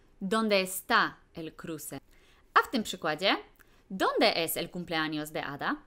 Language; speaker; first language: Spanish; non-native, fluent; Polish